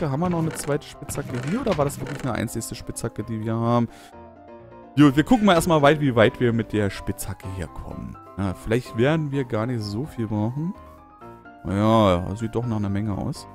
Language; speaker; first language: German; native; German